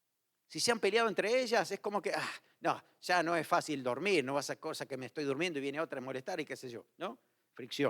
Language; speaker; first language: Spanish; native; Spanish